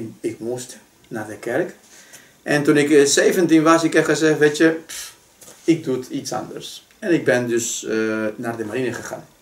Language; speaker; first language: Dutch; non-native, fluent; Spanish